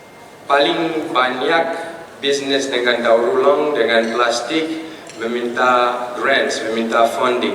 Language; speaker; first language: Indonesian; non-native, fluent; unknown